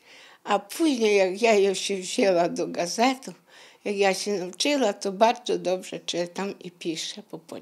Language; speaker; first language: Polish; non-native, learner; Ukrainian